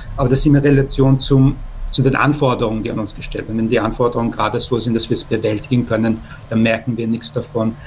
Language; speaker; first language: German; early bilingual, other home language; Persian